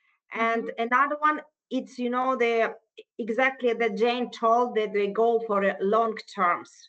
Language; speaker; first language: English; non-native, fluent; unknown